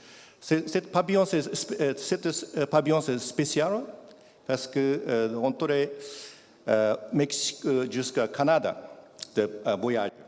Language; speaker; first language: French; non-native, learner; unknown